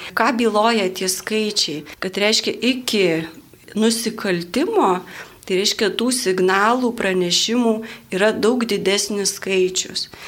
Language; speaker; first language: Lithuanian; native; Lithuanian